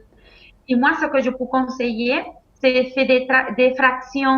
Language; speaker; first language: French; non-native, fluent; Spanish